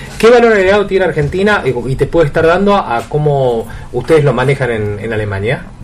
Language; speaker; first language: Spanish; native; Spanish